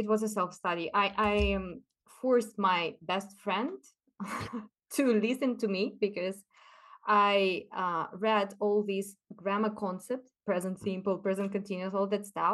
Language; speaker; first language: English; non-native, fluent; Russian